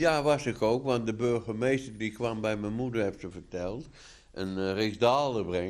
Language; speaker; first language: Dutch; native; Dutch